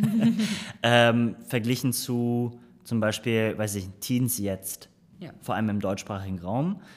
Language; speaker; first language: German; early bilingual, other home language; Turkish